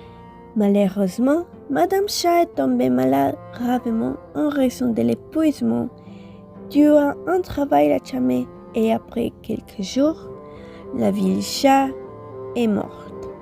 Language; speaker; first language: French; non-native, fluent; Spanish